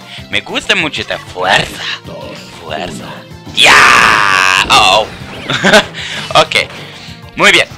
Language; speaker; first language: Spanish; non-native, learner; English